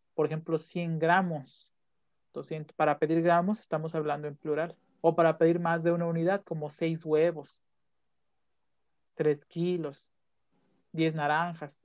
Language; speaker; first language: Spanish; native; Spanish